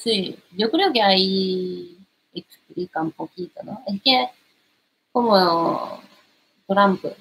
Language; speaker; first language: Spanish; non-native, learner; Japanese